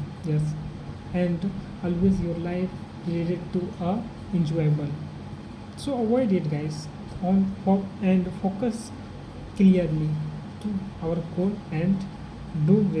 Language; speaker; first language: English; non-native, learner; Hindi